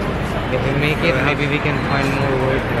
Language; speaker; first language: English; non-native, local second language; Hindi